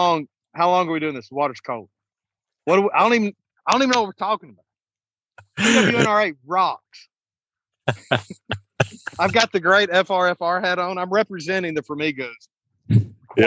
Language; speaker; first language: English; native; English